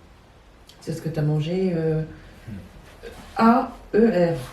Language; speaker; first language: French; native; French